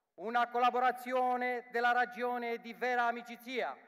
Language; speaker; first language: Italian; non-native, learner; Romanian